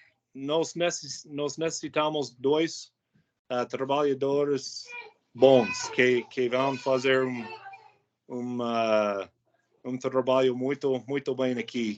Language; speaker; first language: Portuguese; non-native, learner; English